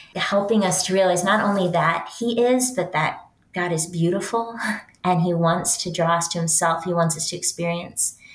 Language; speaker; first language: English; native; English